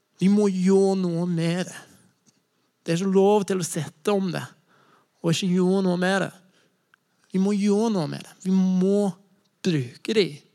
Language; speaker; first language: Norwegian; non-native, fluent; English